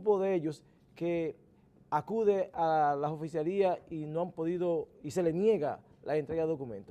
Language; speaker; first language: Spanish; native; Spanish